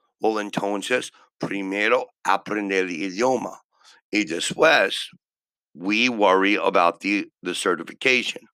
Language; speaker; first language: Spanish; non-native, learner; English